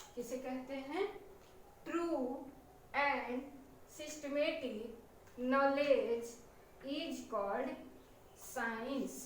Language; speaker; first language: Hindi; native; Hindi